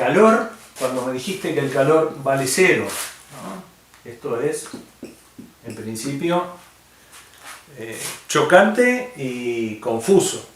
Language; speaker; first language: Spanish; native; Spanish